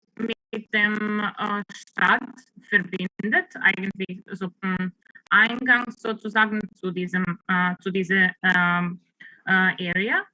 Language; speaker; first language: German; non-native, fluent; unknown